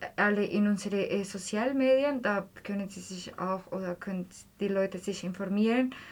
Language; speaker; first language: German; non-native, fluent; Spanish